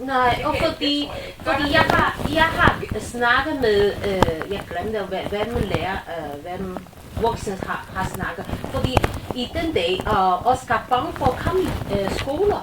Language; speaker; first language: Danish; non-native, learner; Chinese